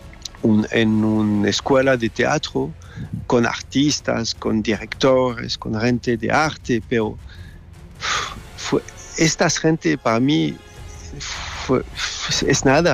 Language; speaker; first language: Spanish; non-native, fluent; French